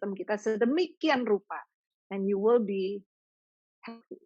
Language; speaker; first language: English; non-native, fluent; Indonesian